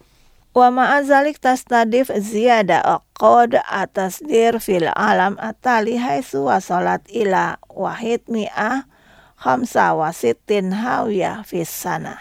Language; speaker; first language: Arabic; non-native, fluent; Indonesian